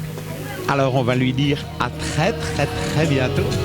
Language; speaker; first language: French; native; French